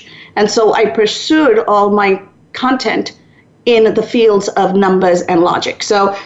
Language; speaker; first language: English; non-native, local second language; Tamil